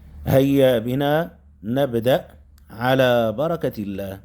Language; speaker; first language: Arabic; non-native, fluent; Indonesian